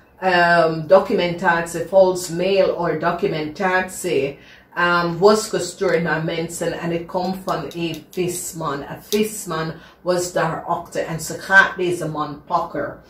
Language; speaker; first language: Dutch; non-native, learner; English